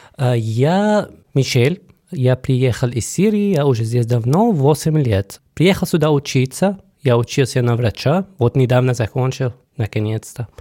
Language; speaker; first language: Russian; non-native, fluent; Arabic